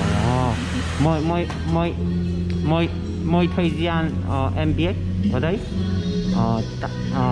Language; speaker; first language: Vietnamese; non-native, learner; Korean